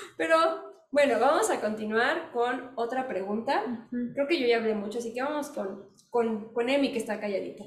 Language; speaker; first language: Spanish; native; Spanish